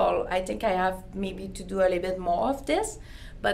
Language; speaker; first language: English; non-native, learner; French